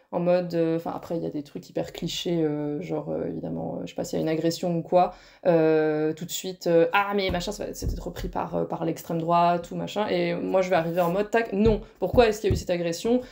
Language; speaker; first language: French; native; French